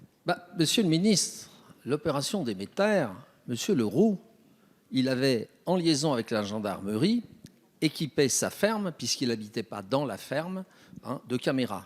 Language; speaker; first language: French; native; French